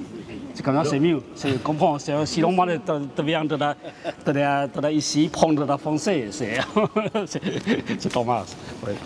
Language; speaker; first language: French; non-native, learner; Chinese